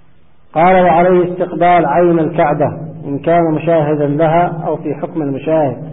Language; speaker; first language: Arabic; native; Arabic